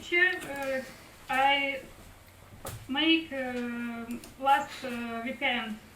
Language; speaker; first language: English; non-native, learner; Russian